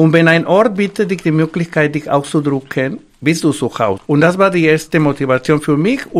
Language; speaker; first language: German; non-native, fluent; Spanish